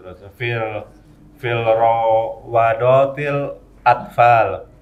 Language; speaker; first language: Arabic; non-native, learner; Indonesian